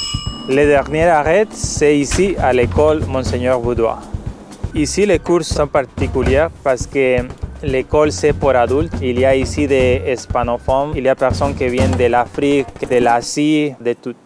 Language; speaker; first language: French; non-native, learner; Spanish